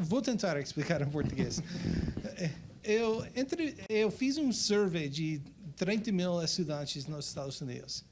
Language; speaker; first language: Portuguese; non-native, fluent; English